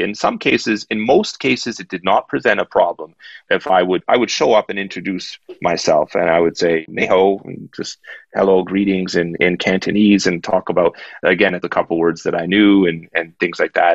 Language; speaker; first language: English; native; English